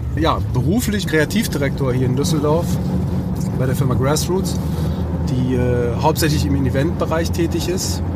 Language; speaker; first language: German; early bilingual, other home language; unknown